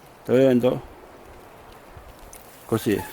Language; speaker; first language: Italian; native; Italian